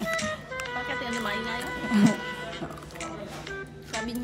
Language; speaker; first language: Filipino; non-native, learner; Indonesian